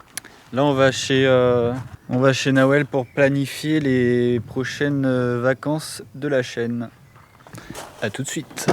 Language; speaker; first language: French; native; French